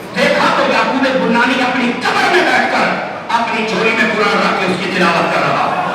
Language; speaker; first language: Urdu; non-native, local second language; Punjabi